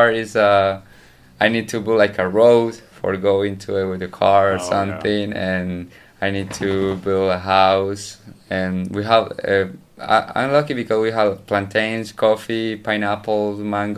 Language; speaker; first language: English; non-native, learner; Spanish